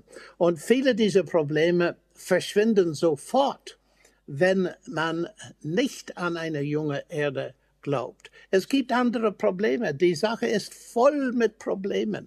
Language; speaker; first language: German; non-native, fluent; English